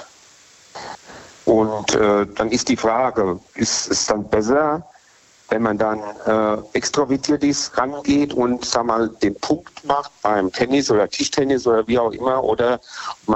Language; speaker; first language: German; native; German